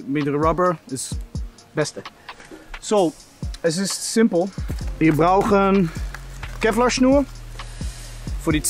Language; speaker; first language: German; non-native, learner; Dutch